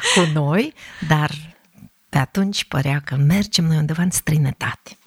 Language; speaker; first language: Romanian; non-native, fluent; Russian